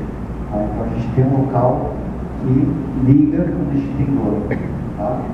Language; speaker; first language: Portuguese; native; Portuguese